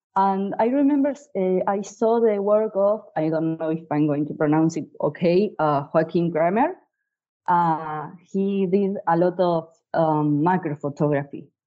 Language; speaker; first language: English; non-native, fluent; Spanish